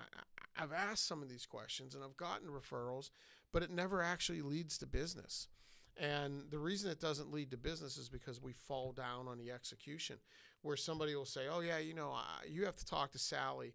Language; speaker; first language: English; native; English